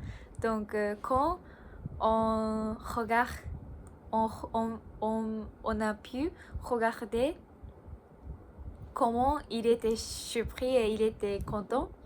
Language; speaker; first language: French; non-native, learner; Japanese